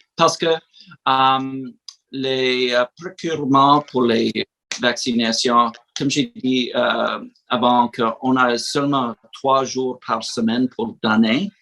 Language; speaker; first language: French; non-native, learner; English